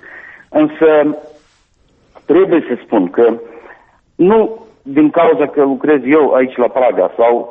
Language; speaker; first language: Romanian; native; Romanian